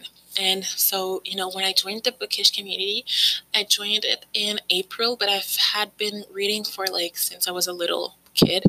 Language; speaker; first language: English; native; English